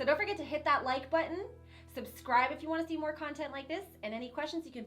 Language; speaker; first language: English; native; English